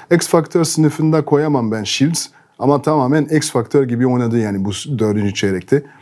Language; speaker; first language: Turkish; non-native, fluent; French